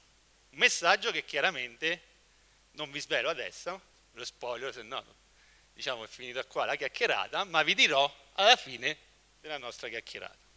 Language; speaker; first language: Italian; native; Italian